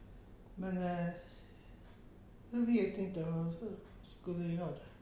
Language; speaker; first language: Swedish; non-native, fluent; Portuguese